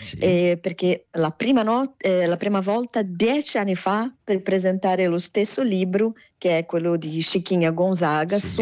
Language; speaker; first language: Italian; non-native, fluent; Portuguese